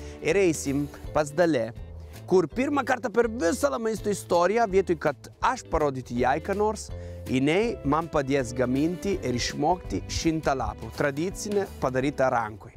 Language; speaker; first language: Lithuanian; non-native, fluent; Italian